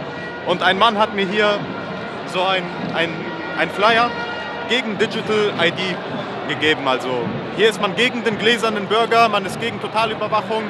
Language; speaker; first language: German; native; German